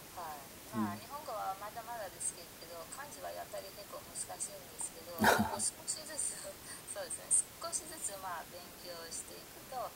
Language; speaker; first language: Japanese; non-native, fluent; Persian